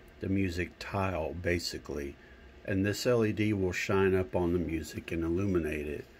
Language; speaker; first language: English; native; English